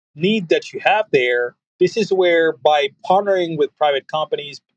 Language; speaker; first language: English; non-native, fluent; French